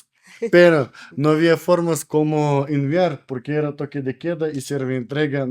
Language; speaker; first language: Spanish; non-native, learner; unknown